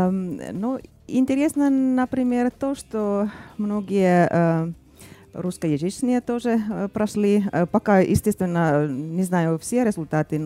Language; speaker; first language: Russian; non-native, fluent; Finnish